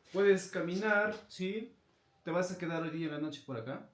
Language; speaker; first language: Spanish; native; Spanish